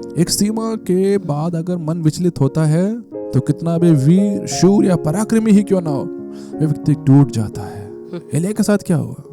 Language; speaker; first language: Hindi; non-native, local second language; Malayalam